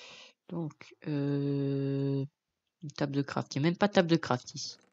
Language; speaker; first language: French; native; French